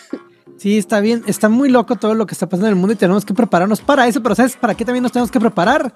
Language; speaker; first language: Spanish; native; Spanish